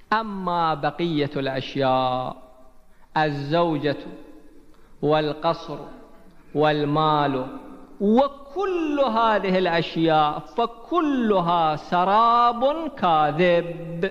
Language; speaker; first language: Arabic; native; Arabic